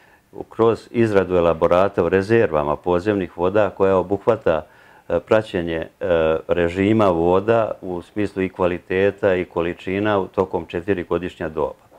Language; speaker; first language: Serbian; native; Serbian